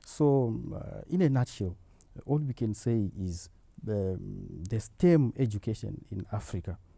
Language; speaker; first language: English; non-native, local second language; Shona